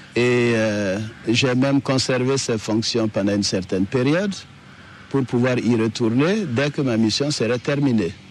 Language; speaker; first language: French; non-native, local second language; Dyula